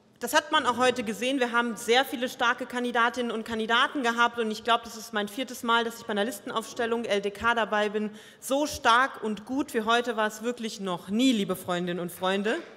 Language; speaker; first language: German; early bilingual, other home language; Croatian